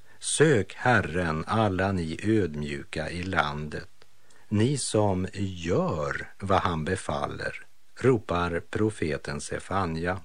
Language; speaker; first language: Swedish; native; Swedish